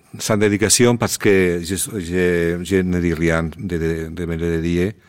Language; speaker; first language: French; non-native, learner; Spanish